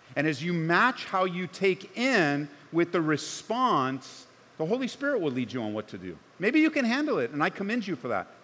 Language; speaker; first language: English; native; English